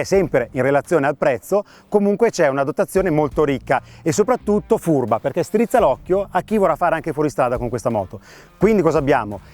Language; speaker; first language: Italian; native; Italian